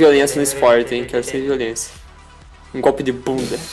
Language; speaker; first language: Portuguese; native; Portuguese